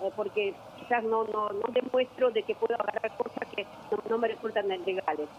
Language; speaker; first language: Spanish; non-native, fluent; Russian